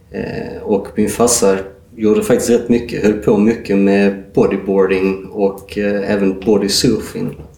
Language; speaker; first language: Swedish; native; Swedish